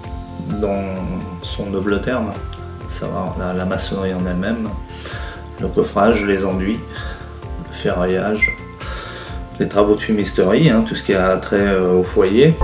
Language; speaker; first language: French; native; French